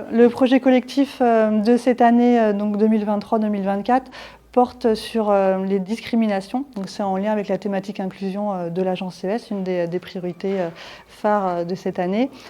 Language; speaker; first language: French; native; French